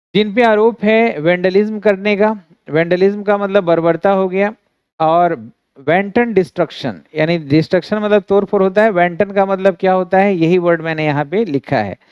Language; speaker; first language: Hindi; native; Hindi